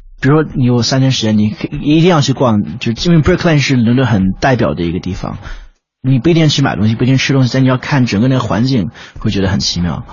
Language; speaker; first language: Chinese; native; Chinese